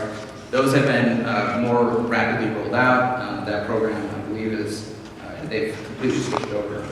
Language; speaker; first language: English; native; English